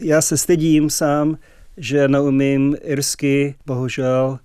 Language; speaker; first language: Czech; non-native, fluent; English